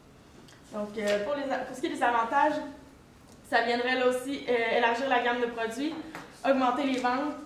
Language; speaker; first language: French; native; French